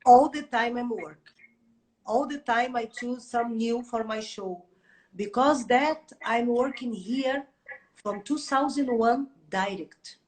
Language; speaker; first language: English; non-native, learner; Portuguese